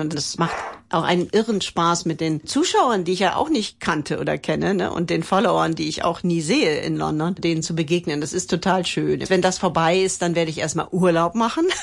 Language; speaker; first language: German; native; German